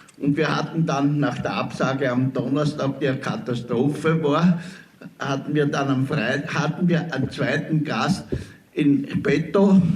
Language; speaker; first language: German; native; German